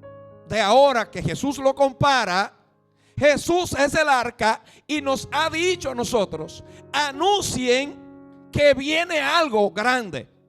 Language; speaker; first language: Spanish; native; Spanish